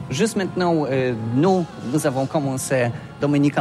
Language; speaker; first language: French; non-native, learner; Polish